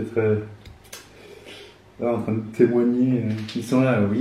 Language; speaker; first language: French; native; French